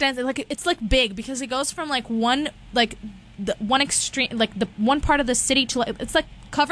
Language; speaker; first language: English; non-native, fluent; Portuguese